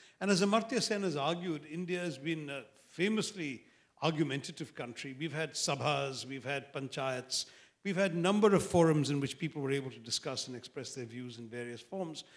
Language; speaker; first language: English; non-native, local second language; Malayalam